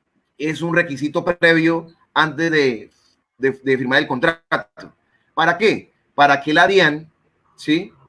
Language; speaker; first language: Spanish; native; Spanish